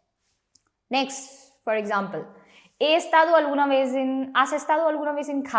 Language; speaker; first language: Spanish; non-native, fluent; Hindi